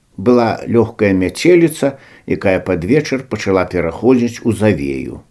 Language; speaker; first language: Belarusian; native; Belarusian